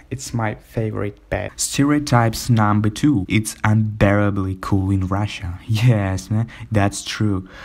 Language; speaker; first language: English; non-native, learner; Russian